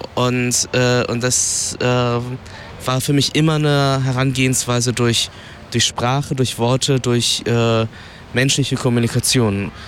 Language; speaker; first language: German; early bilingual, other home language; Vietnamese